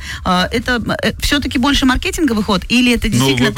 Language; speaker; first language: Russian; native; Russian